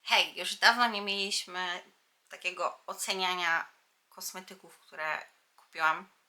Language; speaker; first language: Polish; native; Polish